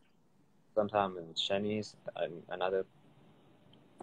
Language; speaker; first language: English; non-native, learner; Thai